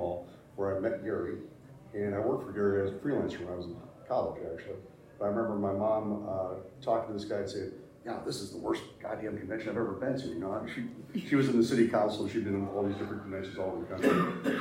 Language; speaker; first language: English; native; English